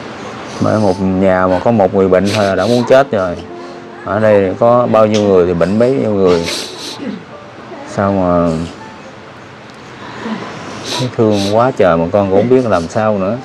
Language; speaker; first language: Vietnamese; native; Vietnamese